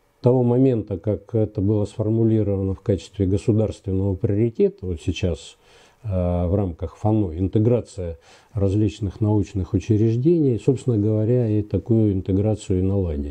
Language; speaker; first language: Russian; native; Russian